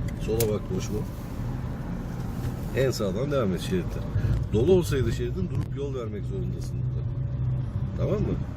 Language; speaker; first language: Turkish; native; Turkish